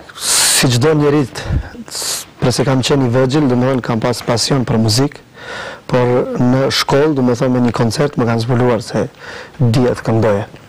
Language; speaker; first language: Albanian; early bilingual, heritage; Albanian